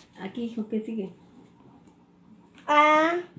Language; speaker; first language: Spanish; native; Spanish